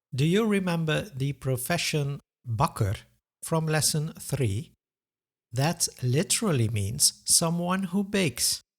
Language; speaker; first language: English; non-native, fluent; Dutch